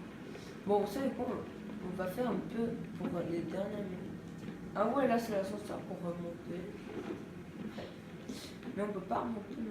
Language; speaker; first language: French; native; French